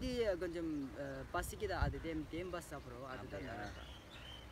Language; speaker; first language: Tamil; non-native, learner; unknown